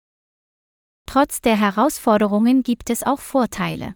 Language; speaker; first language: German; non-native, learner; Vietnamese